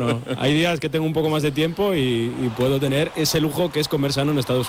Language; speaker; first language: Spanish; native; Spanish